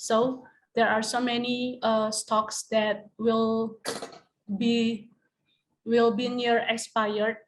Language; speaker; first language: English; non-native, learner; Indonesian